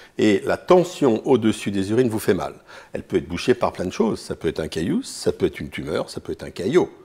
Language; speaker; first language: French; native; French